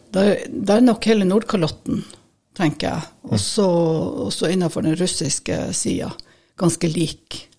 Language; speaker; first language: Norwegian; native; Norwegian